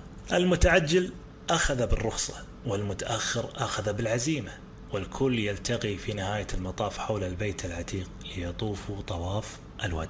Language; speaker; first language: Arabic; native; Arabic